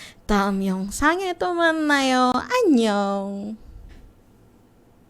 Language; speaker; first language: Korean; non-native, fluent; Indonesian